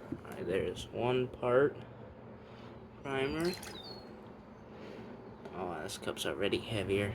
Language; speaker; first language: English; native; English